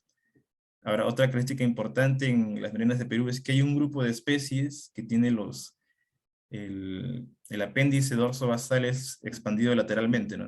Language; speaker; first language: Spanish; native; Spanish